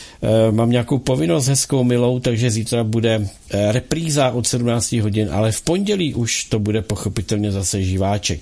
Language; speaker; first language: Czech; native; Czech